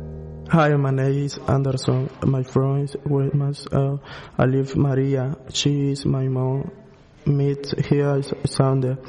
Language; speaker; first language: English; non-native, learner; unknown